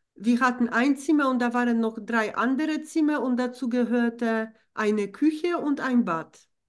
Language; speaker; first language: German; non-native, fluent; Polish